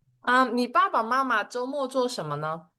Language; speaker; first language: Chinese; non-native, fluent; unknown